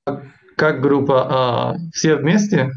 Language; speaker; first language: Russian; non-native, fluent; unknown